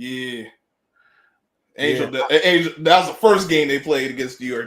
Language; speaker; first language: English; native; English